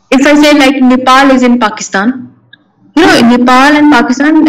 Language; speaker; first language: English; non-native, local second language; Urdu